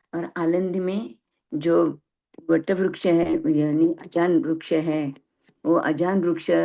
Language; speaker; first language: Hindi; non-native, local second language; Marathi